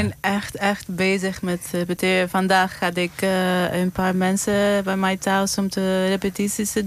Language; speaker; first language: Dutch; non-native, learner; Greek